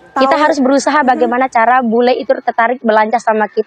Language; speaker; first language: Indonesian; non-native, local second language; Sasak